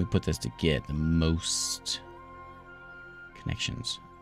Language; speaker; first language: English; native; English